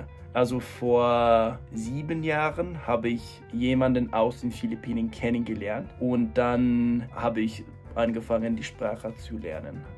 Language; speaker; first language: German; non-native, fluent; English